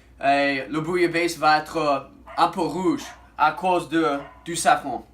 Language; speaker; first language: French; non-native, learner; English